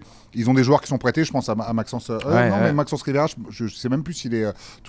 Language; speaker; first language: French; native; French